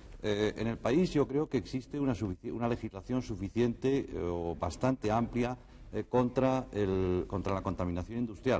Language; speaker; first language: Spanish; native; Spanish